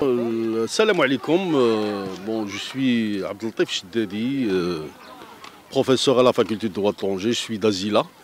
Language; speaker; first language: French; non-native, local second language; Arabic